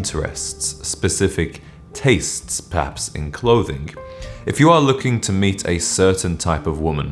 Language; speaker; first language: English; native; English